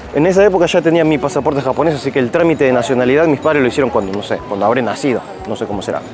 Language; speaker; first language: Spanish; native; Spanish